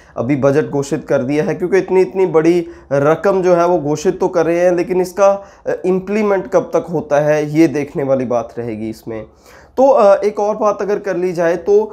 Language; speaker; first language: Hindi; non-native, local second language; Punjabi